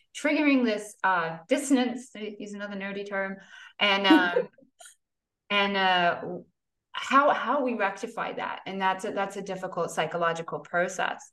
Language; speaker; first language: English; native; English